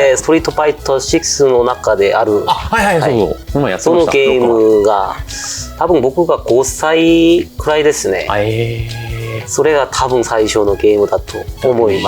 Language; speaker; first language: Japanese; non-native, fluent; Korean